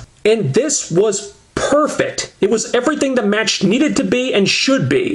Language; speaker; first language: English; native; English